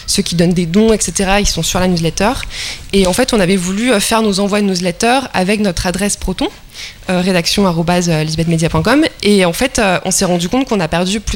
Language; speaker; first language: French; native; French